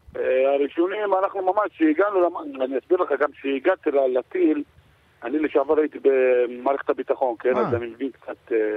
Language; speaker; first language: Hebrew; non-native, local second language; Arabic